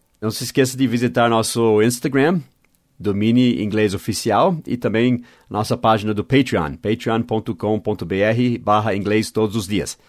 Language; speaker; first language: Portuguese; non-native, fluent; English